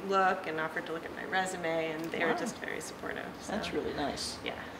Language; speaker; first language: English; native; English